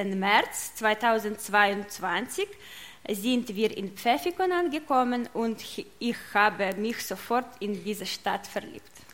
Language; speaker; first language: German; non-native, learner; Russian